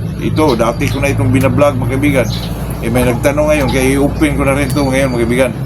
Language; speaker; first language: Filipino; non-native, local second language; Cebuano